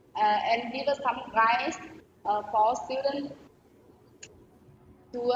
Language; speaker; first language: English; non-native, learner; Vietnamese